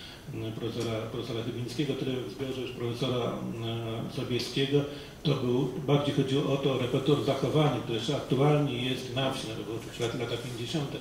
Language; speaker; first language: Polish; native; Polish